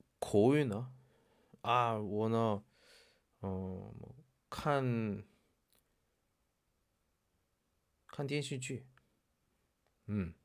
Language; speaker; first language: Chinese; non-native, learner; Korean